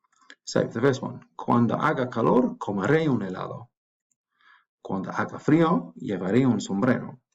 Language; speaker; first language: Spanish; non-native, fluent; English